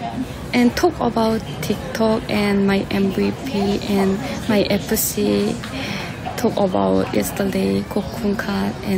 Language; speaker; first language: English; non-native, learner; Korean